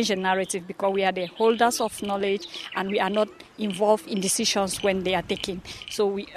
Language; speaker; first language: English; non-native, local second language; Fula